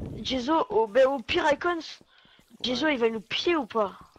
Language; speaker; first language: French; native; French